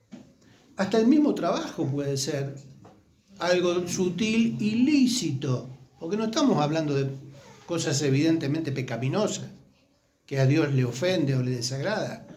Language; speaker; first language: Spanish; native; Spanish